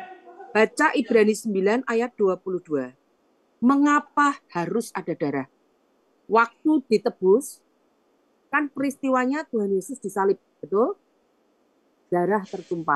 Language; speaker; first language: Indonesian; native; Indonesian